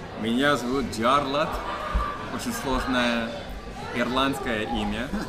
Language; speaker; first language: Russian; non-native, fluent; English